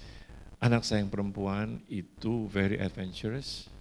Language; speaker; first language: Indonesian; native; Indonesian